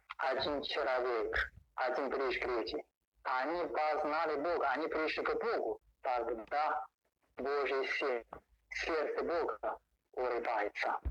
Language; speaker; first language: Russian; non-native, learner; Chinese